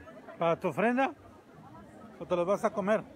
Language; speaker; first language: Spanish; native; Spanish